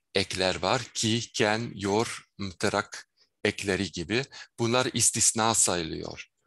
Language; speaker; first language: Turkish; non-native, fluent; Dutch